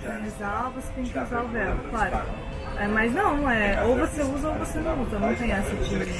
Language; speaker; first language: Portuguese; early bilingual, heritage; Portuguese